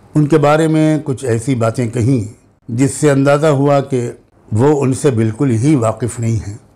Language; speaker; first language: Hindi; native; Hindi